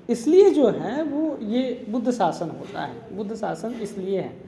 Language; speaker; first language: Hindi; non-native, local second language; Marathi